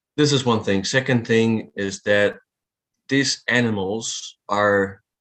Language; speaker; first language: English; non-native, fluent; Italian